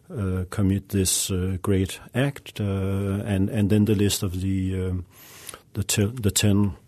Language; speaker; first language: English; non-native, fluent; Danish